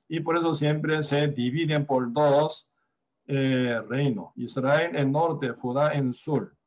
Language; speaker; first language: Spanish; non-native, fluent; Korean